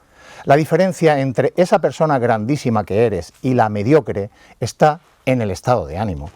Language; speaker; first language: Spanish; native; Spanish